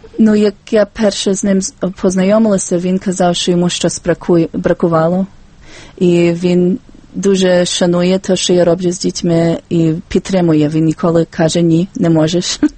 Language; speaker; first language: Ukrainian; early bilingual, heritage; Ukrainian